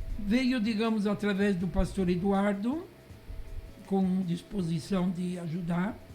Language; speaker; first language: Portuguese; early bilingual, other home language; Italian